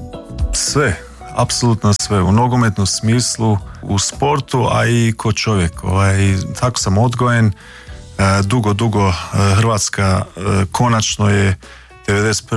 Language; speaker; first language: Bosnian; early bilingual, heritage; Croatian